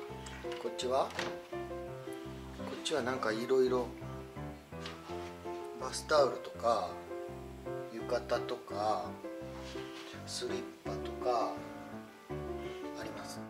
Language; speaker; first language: Japanese; native; Japanese